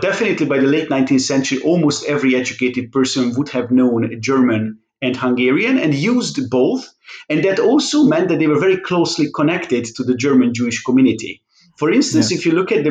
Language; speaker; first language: English; non-native, fluent; Hungarian